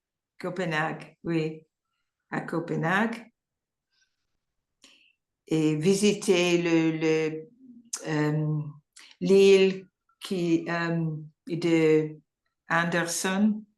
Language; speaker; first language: French; non-native, learner; English